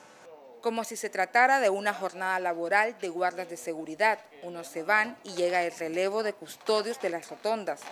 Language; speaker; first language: Spanish; native; Spanish